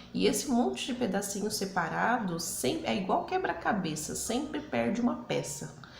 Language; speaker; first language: Portuguese; early bilingual, other home language; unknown